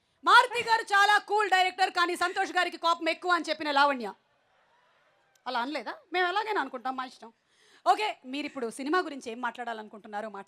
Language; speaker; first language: Telugu; native; Telugu